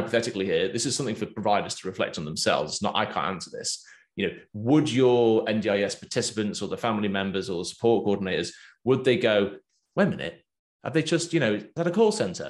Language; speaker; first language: English; native; English